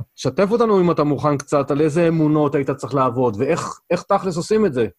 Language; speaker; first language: Hebrew; native; Hebrew